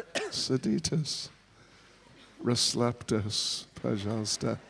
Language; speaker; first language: Russian; non-native, learner; English